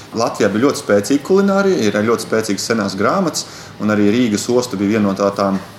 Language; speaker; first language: Latvian; native; Latvian